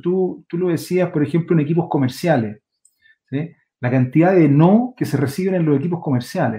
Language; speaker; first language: Spanish; native; Spanish